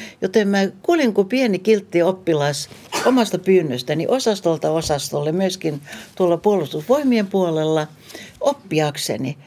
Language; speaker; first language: Finnish; non-native, local second language; Swedish